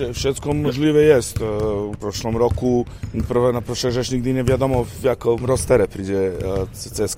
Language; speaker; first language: Polish; non-native, learner; Serbian